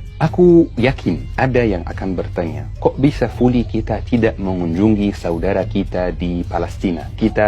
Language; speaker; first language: Indonesian; non-native, fluent; Arabic